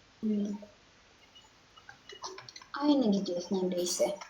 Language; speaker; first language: Turkish; native; Turkish